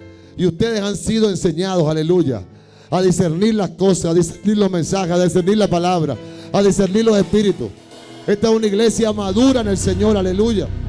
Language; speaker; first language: Spanish; native; Spanish